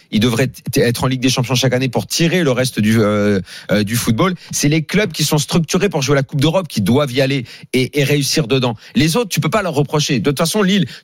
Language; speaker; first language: French; native; French